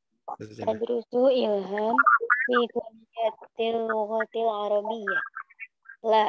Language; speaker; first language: Arabic; non-native, learner; Indonesian